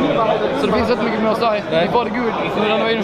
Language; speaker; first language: Swedish; native; Swedish